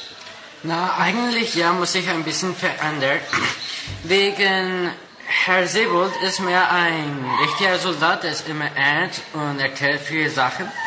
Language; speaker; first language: German; non-native, local second language; Spanish